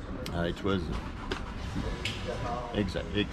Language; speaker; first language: English; non-native, learner; French